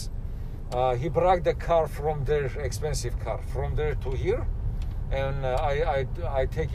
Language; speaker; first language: English; non-native, learner; Armenian